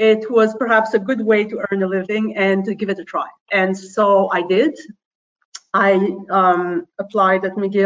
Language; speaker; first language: English; non-native, fluent; French